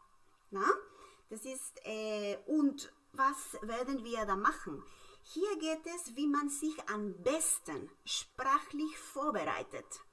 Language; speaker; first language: German; non-native, fluent; Spanish